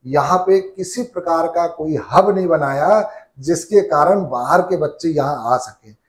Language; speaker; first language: Hindi; native; Hindi